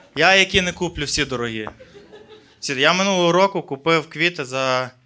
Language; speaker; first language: Ukrainian; native; Ukrainian